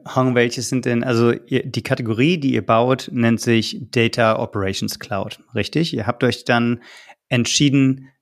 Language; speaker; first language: German; native; German